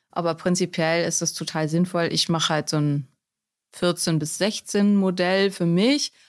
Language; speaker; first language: German; native; German